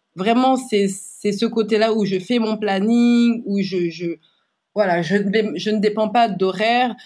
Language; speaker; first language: French; native; French